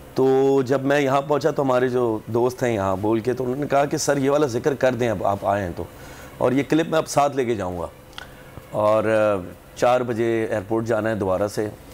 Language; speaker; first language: Urdu; native; Urdu